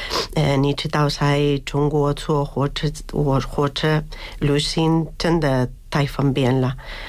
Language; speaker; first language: Chinese; non-native, fluent; Spanish